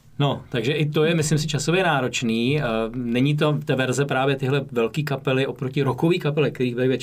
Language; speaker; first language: Czech; native; Czech